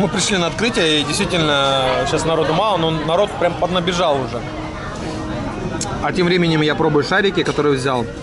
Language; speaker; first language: Russian; native; Russian